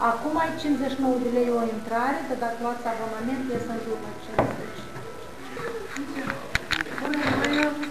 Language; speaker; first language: Romanian; non-native, local second language; Russian